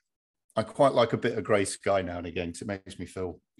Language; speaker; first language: English; native; English